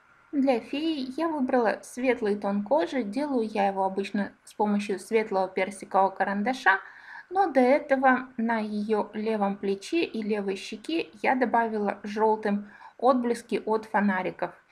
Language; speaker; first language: Russian; native; Russian